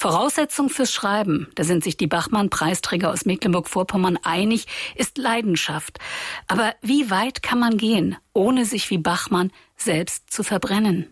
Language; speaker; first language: German; native; German